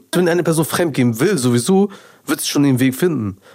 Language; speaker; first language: German; early bilingual, other home language; Persian